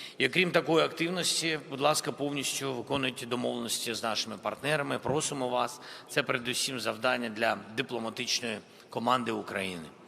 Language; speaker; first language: Ukrainian; non-native, local second language; Russian